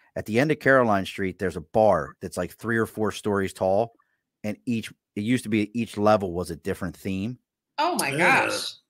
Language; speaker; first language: English; native; English